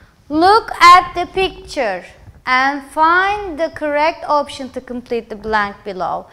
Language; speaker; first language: English; non-native, fluent; Turkish